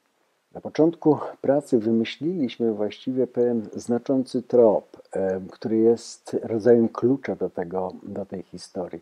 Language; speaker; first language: Polish; native; Polish